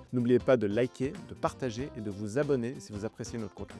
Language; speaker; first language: French; native; French